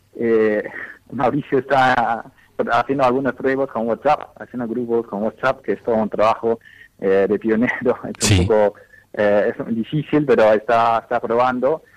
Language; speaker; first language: Spanish; non-native, fluent; English